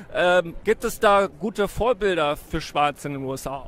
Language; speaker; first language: German; native; German